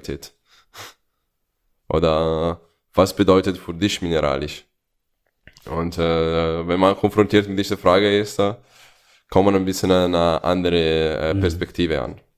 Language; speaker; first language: German; non-native, fluent; Italian